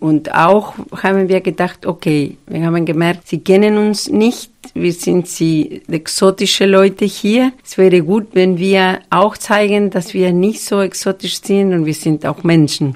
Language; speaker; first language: German; non-native, fluent; Spanish